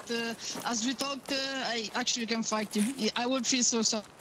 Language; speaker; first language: English; non-native, learner; Italian